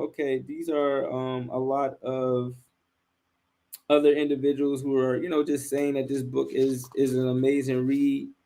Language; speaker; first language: English; native; English